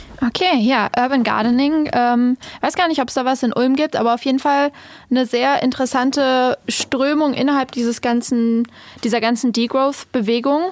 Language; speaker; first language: German; native; German